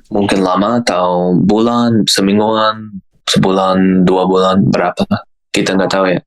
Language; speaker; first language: Indonesian; non-native, learner; English